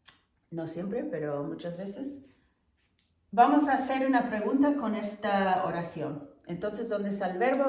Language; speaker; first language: Spanish; non-native, fluent; English